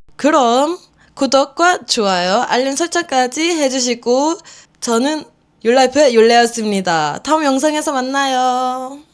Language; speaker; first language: Korean; non-native, fluent; Finnish